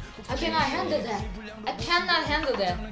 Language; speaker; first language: English; non-native, learner; Korean